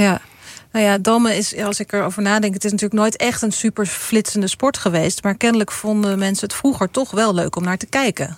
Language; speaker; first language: Dutch; native; Dutch